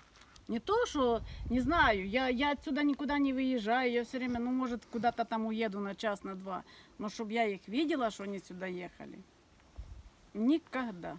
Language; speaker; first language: Russian; native; Russian